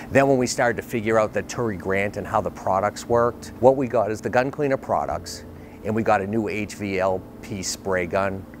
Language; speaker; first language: English; native; English